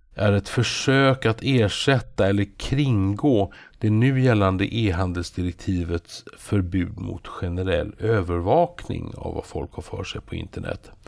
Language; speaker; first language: Swedish; native; Swedish